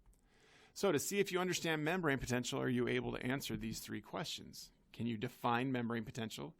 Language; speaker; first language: English; native; English